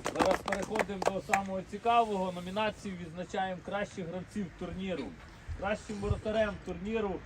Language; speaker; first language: Ukrainian; non-native, local second language; Russian